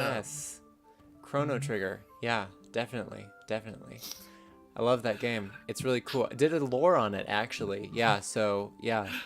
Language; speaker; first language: English; native; English